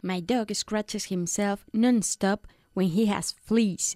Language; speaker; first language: English; non-native, fluent; Spanish